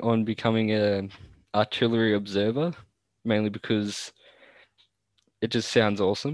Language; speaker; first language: English; native; English